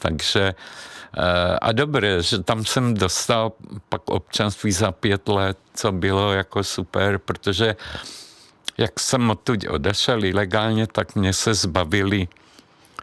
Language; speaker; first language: Czech; non-native, fluent; Hungarian